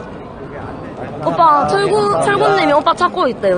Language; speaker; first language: Korean; native; Korean